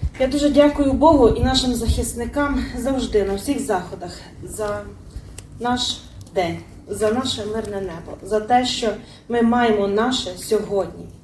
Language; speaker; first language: Ukrainian; native; Ukrainian